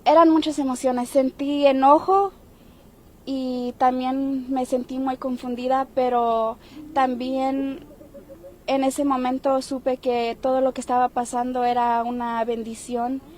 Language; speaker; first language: Spanish; early bilingual, heritage; Spanish